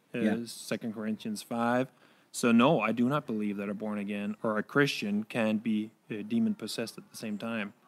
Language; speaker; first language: English; non-native, fluent; Danish